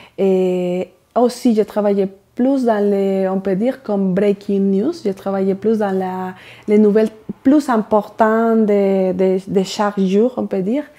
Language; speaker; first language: French; non-native, fluent; Spanish